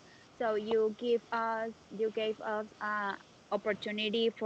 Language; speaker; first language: English; non-native, learner; Spanish